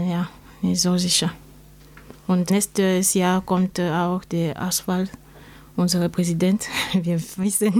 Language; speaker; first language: German; non-native, learner; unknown